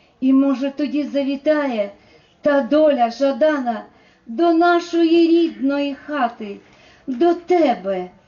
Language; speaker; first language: Ukrainian; native; Ukrainian